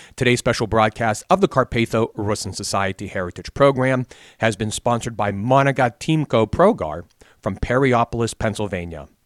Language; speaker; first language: English; native; English